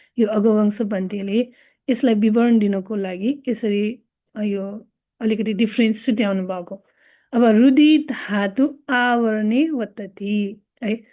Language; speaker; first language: Nepali; non-native, local second language; Newari